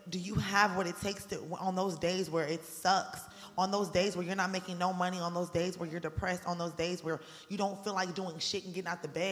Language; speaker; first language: English; native; English